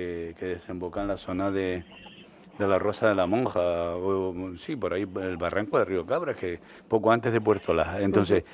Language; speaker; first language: Spanish; native; Spanish